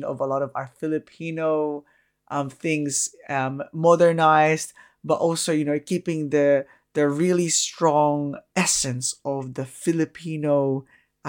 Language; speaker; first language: English; non-native, local second language; Filipino